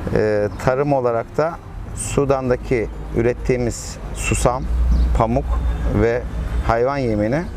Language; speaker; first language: Turkish; native; Turkish